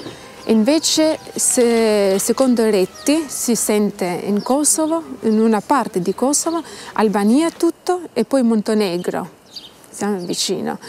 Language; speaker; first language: Italian; non-native, fluent; Albanian